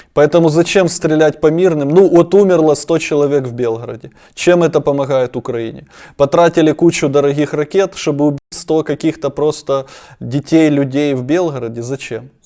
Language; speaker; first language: Russian; non-native, local second language; Ukrainian